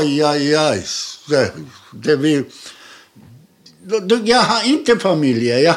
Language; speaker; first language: Swedish; non-native, learner; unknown